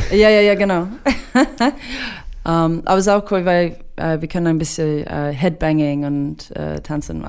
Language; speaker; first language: German; non-native, fluent; English